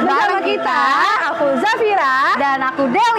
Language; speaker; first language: Indonesian; native; Indonesian